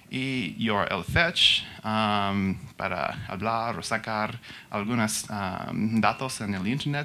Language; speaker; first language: Spanish; non-native, learner; English